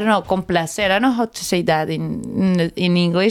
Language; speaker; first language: English; non-native, learner; Spanish